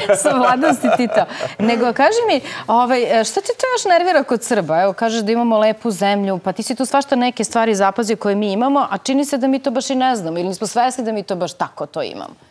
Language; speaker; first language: Serbian; native; Serbian